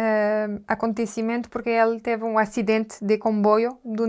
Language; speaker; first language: Spanish; non-native, learner; French